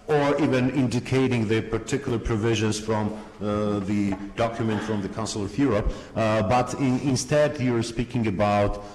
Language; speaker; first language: English; non-native, fluent; Georgian